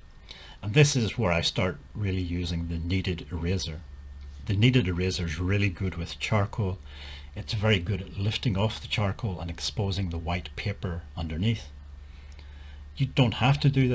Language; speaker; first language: English; native; English